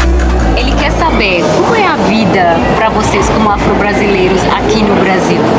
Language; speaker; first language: Portuguese; non-native, fluent; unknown